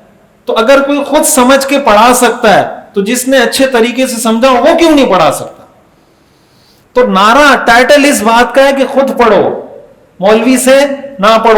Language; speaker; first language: Urdu; native; Urdu